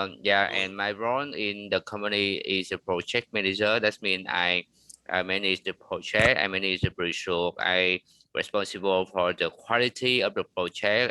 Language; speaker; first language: English; non-native, learner; Vietnamese